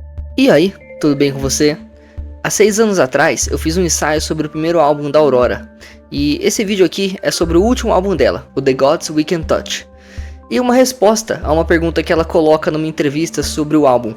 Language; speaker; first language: Portuguese; native; Portuguese